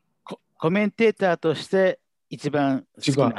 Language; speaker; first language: Japanese; native; Japanese